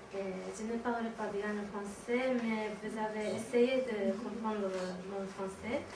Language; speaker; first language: French; non-native, learner; Japanese